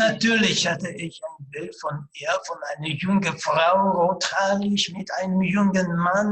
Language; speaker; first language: German; non-native, fluent; Russian